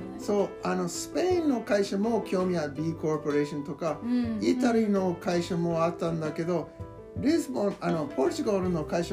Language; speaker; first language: Japanese; non-native, learner; English